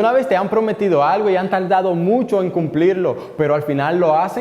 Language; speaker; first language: Spanish; native; Spanish